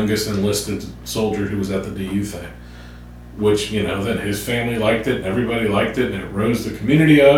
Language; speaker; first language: English; native; English